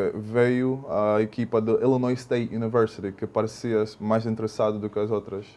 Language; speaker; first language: Portuguese; non-native, fluent; English